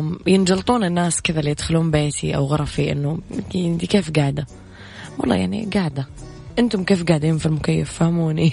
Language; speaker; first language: Arabic; native; Arabic